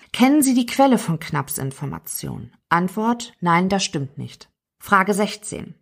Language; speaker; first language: German; native; German